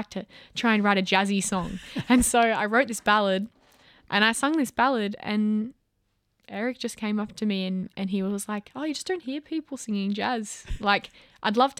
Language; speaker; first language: English; native; English